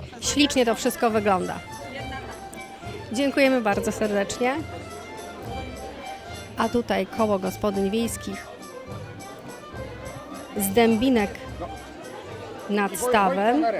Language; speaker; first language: Polish; native; Polish